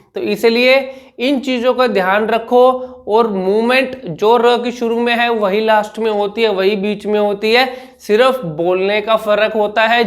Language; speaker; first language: Hindi; native; Hindi